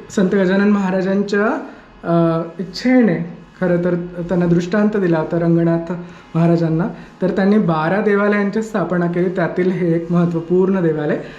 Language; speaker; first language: Marathi; native; Marathi